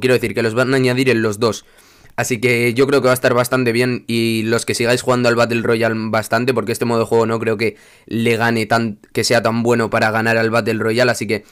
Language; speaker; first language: Spanish; native; Spanish